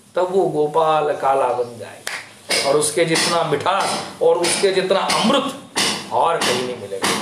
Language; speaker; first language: Hindi; non-native, local second language; Marathi